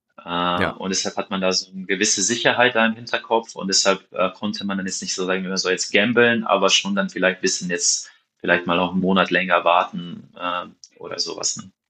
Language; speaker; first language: German; non-native, fluent; Slovenian